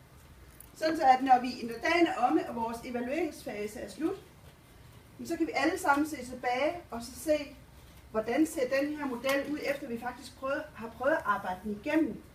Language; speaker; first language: Danish; native; Danish